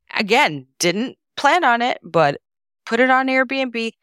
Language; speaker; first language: English; non-native, fluent; Serbian